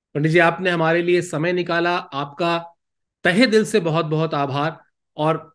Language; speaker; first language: Hindi; native; Hindi